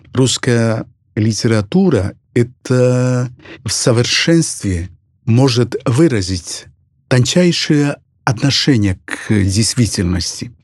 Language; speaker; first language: Russian; non-native, fluent; Spanish